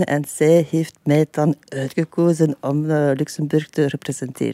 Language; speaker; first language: Dutch; non-native, fluent; French